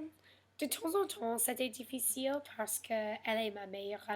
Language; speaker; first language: French; non-native, learner; English